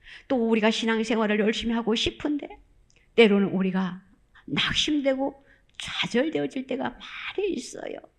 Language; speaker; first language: Korean; native; Korean